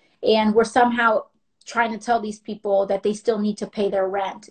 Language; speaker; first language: English; native; English